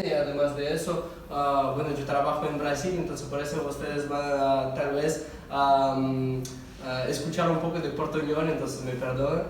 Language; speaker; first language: Spanish; non-native, fluent; Russian